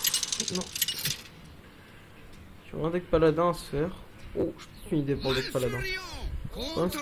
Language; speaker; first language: French; native; French